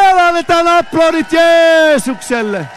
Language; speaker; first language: Finnish; native; Finnish